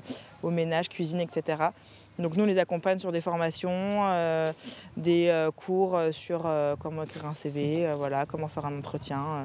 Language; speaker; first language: French; native; French